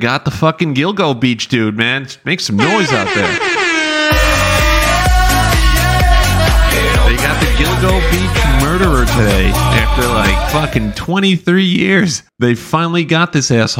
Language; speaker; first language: English; native; English